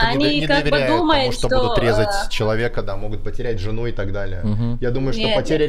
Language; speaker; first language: Russian; native; Russian